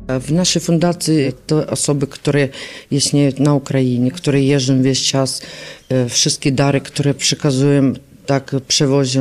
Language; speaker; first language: Polish; non-native, learner; Ukrainian